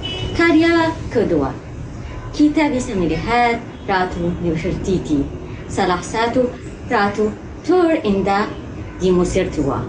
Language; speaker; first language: Indonesian; non-native, learner; Arabic